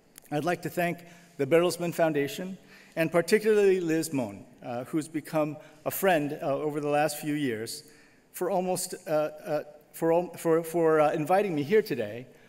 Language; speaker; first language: English; native; English